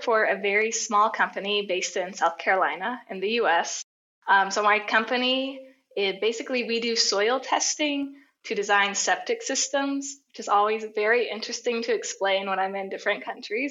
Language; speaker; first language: English; native; English